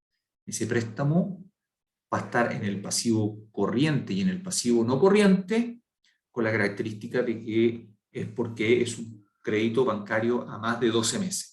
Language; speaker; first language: Spanish; native; Spanish